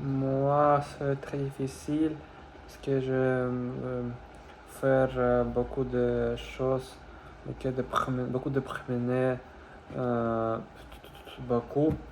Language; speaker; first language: French; non-native, learner; Russian